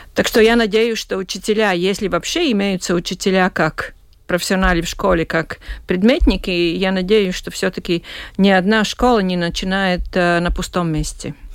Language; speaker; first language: Russian; non-native, local second language; Latvian